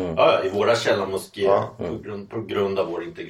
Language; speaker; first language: Swedish; native; Swedish